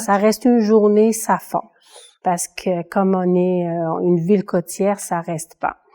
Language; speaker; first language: French; non-native, local second language; Kabyle